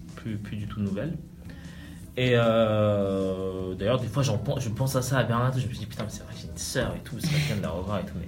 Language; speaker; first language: French; early bilingual, other home language; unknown